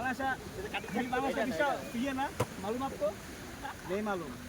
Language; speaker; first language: Hindi; non-native, learner; Bangla